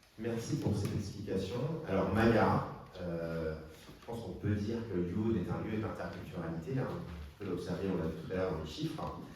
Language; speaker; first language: French; native; French